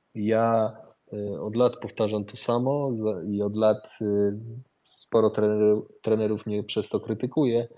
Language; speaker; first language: Polish; early bilingual, heritage; Polish